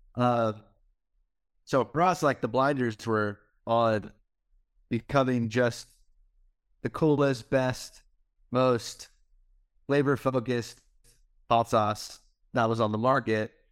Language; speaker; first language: English; native; English